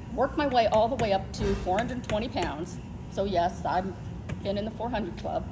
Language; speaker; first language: English; native; English